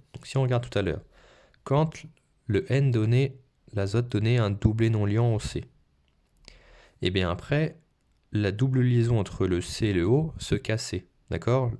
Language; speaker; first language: French; native; French